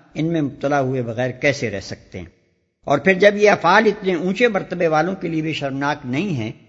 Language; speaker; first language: Urdu; native; Urdu